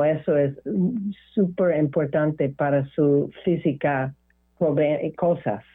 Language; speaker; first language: Spanish; non-native, learner; English